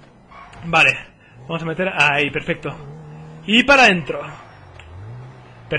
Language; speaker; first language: Spanish; native; Spanish